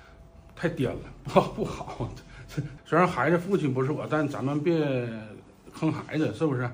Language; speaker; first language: Chinese; native; Chinese